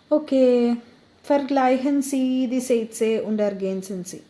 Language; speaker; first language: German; non-native, fluent; Malayalam